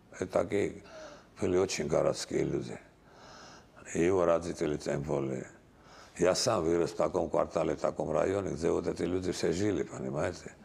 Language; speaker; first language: Russian; non-native, local second language; Georgian